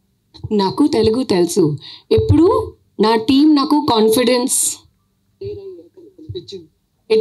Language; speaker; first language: Telugu; non-native, local second language; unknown